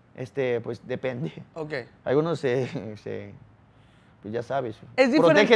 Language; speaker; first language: Spanish; early bilingual, other home language; Korean